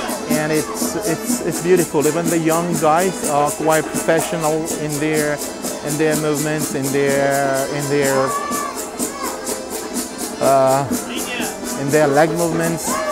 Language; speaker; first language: English; non-native, fluent; Russian